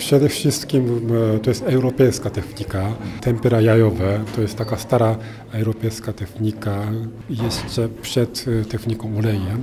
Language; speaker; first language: Polish; non-native, fluent; Japanese